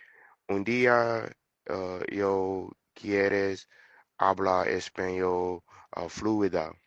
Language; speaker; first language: Spanish; non-native, learner; English